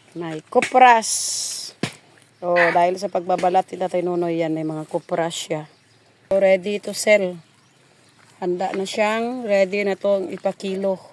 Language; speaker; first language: Filipino; native; Filipino